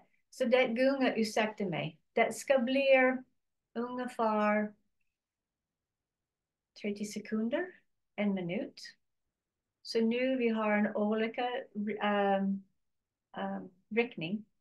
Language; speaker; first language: Swedish; non-native, learner; English